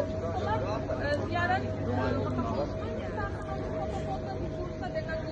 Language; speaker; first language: Indonesian; non-native, learner; Turkish